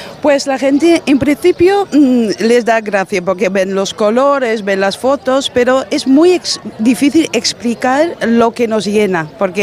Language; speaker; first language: Spanish; non-native, fluent; Dutch